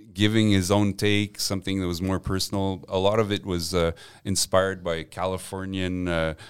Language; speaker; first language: English; non-native, fluent; French